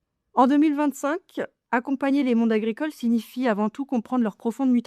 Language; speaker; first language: French; native; French